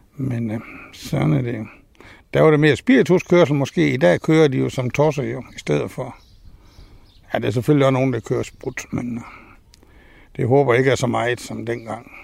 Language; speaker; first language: Danish; native; Danish